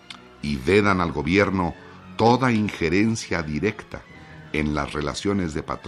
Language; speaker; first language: Spanish; native; Spanish